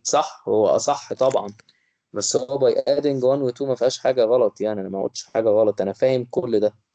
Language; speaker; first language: Arabic; native; Arabic